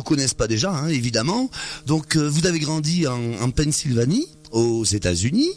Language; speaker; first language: French; native; French